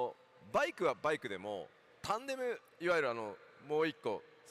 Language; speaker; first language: Japanese; native; Japanese